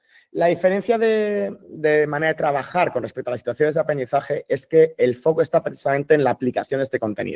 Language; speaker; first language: Spanish; native; Spanish